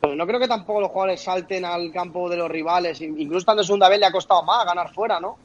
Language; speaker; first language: Spanish; native; Spanish